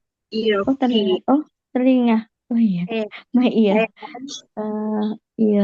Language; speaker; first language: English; non-native, learner; Indonesian